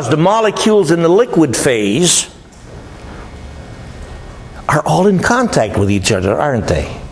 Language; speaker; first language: English; native; English